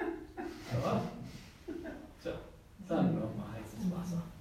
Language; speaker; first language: German; native; German